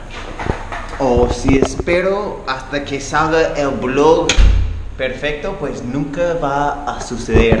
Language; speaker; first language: Spanish; native; Spanish